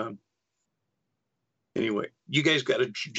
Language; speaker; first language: English; native; English